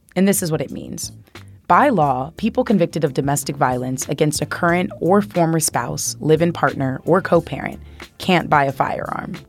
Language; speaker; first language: English; native; English